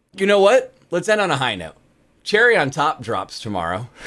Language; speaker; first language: English; native; English